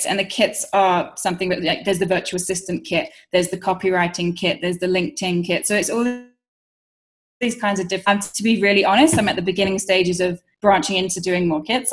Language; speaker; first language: English; native; English